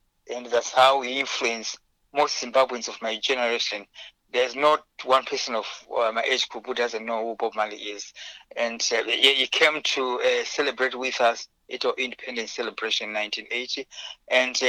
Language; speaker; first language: English; non-native, local second language; Shona